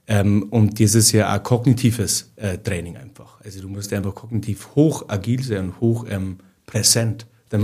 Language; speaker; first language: German; native; German